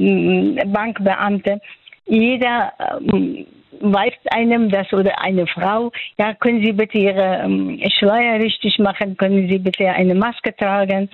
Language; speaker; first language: German; non-native, fluent; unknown